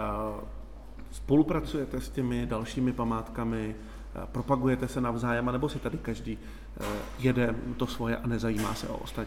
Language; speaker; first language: Czech; native; Czech